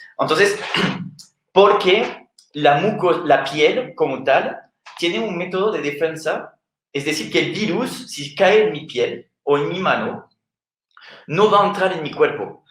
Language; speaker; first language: Spanish; non-native, fluent; French